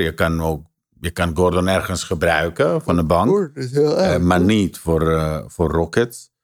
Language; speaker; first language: Dutch; non-native, fluent; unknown